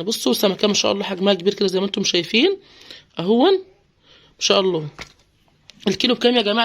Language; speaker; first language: Arabic; native; Arabic